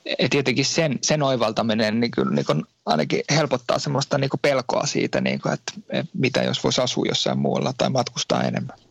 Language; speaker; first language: Finnish; native; Finnish